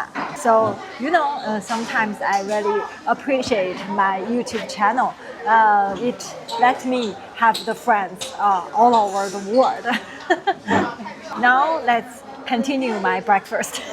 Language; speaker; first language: English; non-native, fluent; Chinese